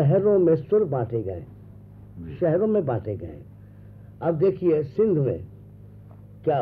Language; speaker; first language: Urdu; non-native, local second language; Punjabi